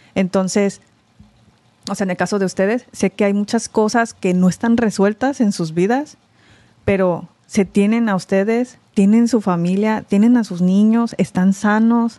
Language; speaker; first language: Spanish; early bilingual, other home language; Korean